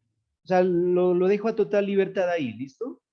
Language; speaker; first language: Spanish; native; Spanish